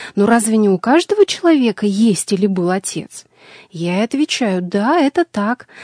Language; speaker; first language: Russian; native; Russian